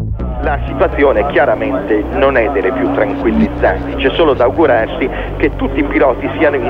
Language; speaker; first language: Italian; native; Italian